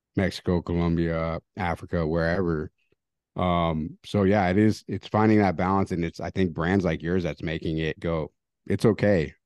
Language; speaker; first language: English; early bilingual, other home language; Spanish